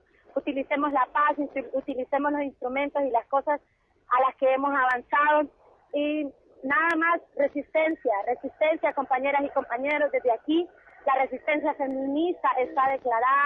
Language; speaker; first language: Spanish; native; Spanish